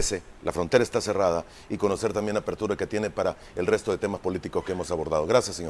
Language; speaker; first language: Spanish; native; Spanish